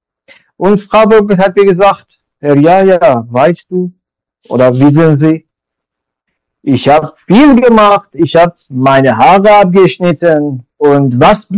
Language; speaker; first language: German; non-native, learner; Persian